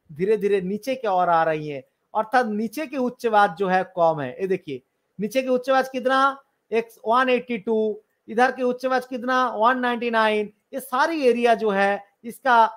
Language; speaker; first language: Hindi; non-native, local second language; Bangla